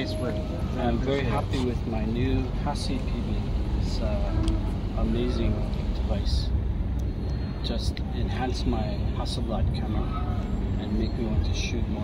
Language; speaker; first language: English; non-native, fluent; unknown